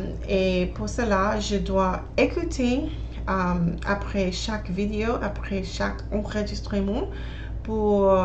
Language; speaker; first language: French; non-native, learner; English